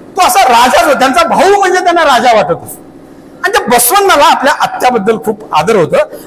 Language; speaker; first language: Marathi; non-native, local second language; Kannada